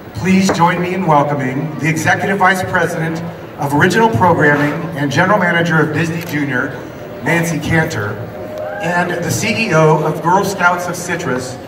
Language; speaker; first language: English; native; English